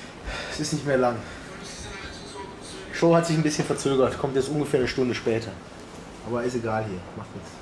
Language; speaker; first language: German; native; German